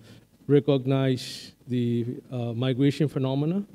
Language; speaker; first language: English; non-native, fluent; Burmese